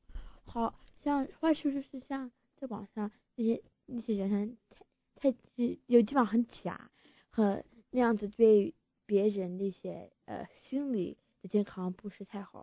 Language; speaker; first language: Chinese; early bilingual, heritage; Chinese